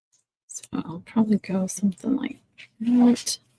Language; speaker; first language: English; native; English